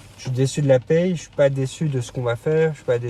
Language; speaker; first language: French; native; French